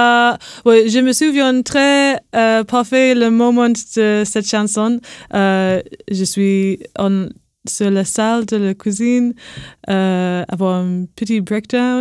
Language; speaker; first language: French; non-native, learner; English